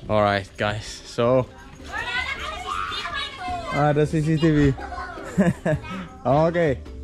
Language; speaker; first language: Indonesian; non-native, learner; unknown